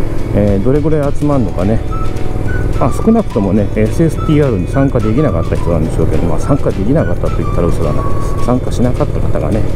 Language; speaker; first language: Japanese; native; Japanese